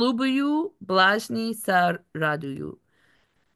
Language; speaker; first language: Slovak; non-native, learner; English